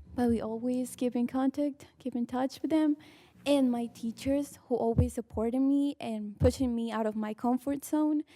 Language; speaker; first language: English; early bilingual, other home language; Spanish